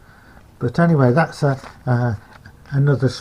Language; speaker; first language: English; native; English